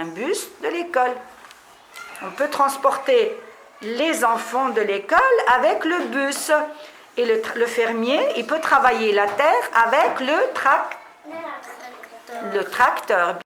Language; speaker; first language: French; non-native, local second language; Arabic